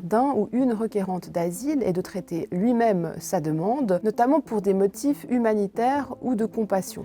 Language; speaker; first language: French; native; French